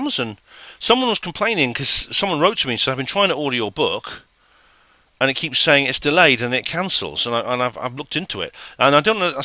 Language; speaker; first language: English; native; English